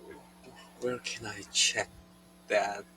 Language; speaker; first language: English; non-native, learner; Korean